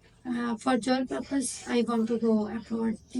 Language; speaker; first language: English; non-native, learner; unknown